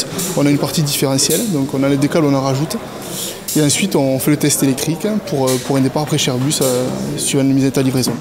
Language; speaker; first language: French; native; French